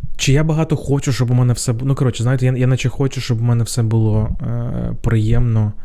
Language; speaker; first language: Ukrainian; non-native, local second language; Russian